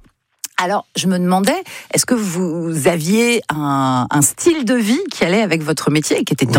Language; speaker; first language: French; native; French